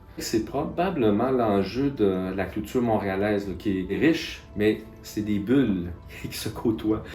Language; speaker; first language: French; native; French